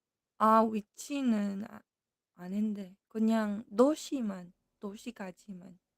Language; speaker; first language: Korean; non-native, fluent; Filipino